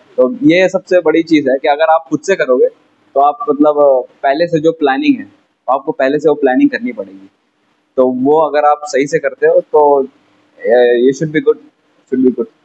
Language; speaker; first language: Hindi; native; Hindi